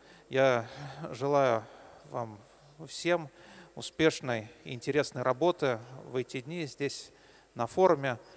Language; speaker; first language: Russian; native; Russian